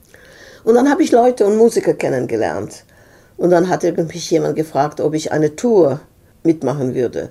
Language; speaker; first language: German; non-native, fluent; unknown